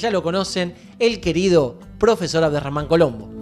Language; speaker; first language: Spanish; native; Spanish